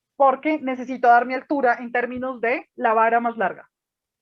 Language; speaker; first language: Spanish; native; Spanish